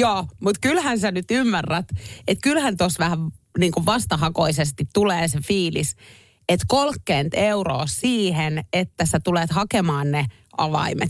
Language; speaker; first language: Finnish; native; Finnish